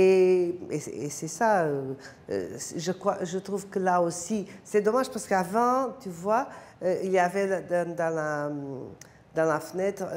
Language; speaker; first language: French; non-native, fluent; Portuguese